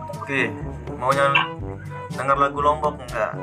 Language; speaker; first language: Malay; non-native, local second language; Sasak